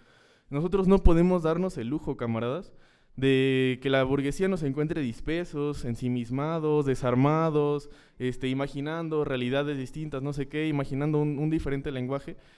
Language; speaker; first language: Spanish; native; Spanish